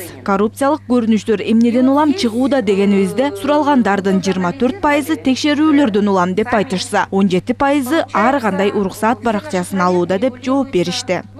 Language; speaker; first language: Kyrgyz; native; Kyrgyz